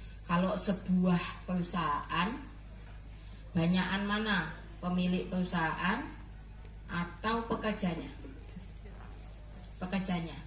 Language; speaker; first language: Indonesian; native; Indonesian